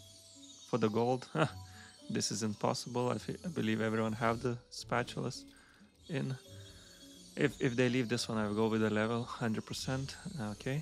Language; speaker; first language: English; non-native, fluent; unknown